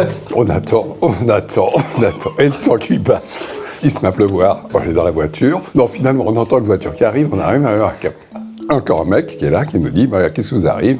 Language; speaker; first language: French; native; French